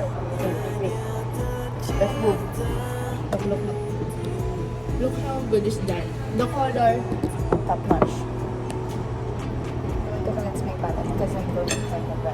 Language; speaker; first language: English; non-native, local second language; Filipino